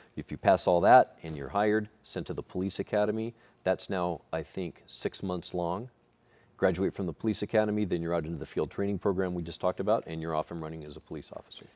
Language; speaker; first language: English; native; English